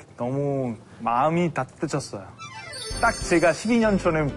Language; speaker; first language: Korean; non-native, fluent; Italian